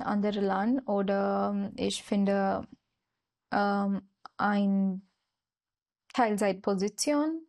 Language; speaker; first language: German; non-native, learner; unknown